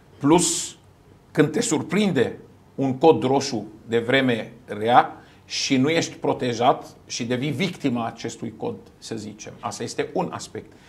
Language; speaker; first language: Romanian; non-native, fluent; Arabic